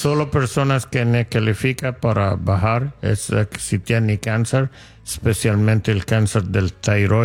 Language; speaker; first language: Spanish; non-native, fluent; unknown